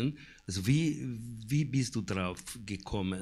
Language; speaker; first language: German; non-native, fluent; Hungarian